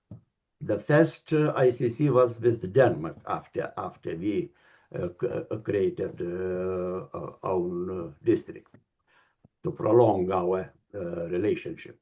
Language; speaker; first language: English; non-native, learner; Lithuanian